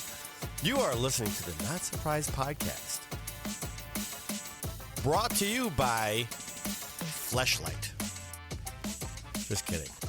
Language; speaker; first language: English; native; English